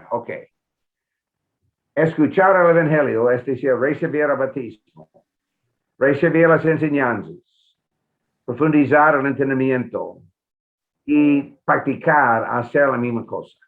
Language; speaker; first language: Spanish; non-native, fluent; English